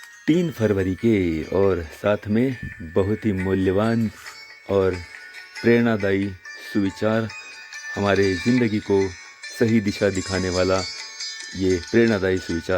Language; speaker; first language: Hindi; non-native, local second language; Marathi